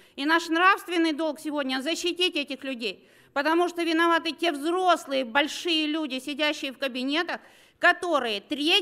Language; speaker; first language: Russian; native; Russian